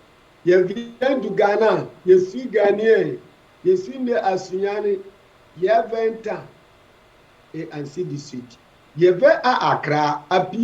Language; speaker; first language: French; non-native, fluent; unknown